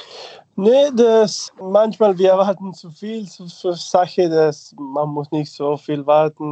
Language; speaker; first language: German; non-native, fluent; Spanish